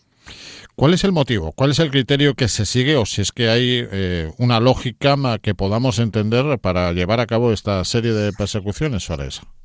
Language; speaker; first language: Spanish; native; Spanish